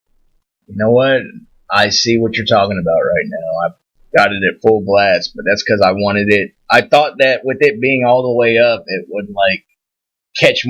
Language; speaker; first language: English; native; English